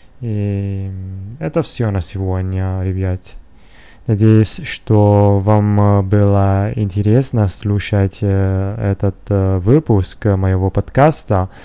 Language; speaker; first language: Russian; non-native, learner; Italian